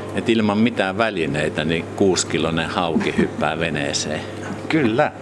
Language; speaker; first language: Finnish; native; Finnish